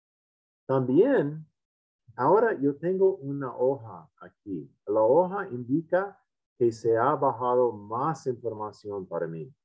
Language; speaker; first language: Spanish; non-native, fluent; English